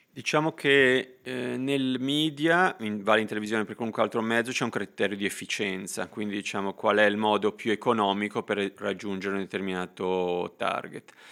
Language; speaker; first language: Italian; native; Italian